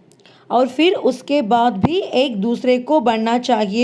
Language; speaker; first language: Hindi; non-native, local second language; Tamil